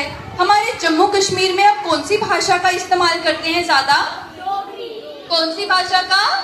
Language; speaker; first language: Hindi; native; Hindi